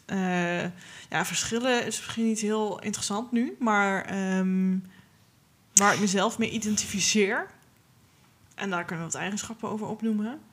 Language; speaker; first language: Dutch; native; Dutch